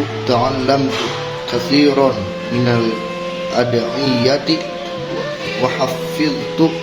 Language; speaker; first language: Arabic; non-native, learner; Indonesian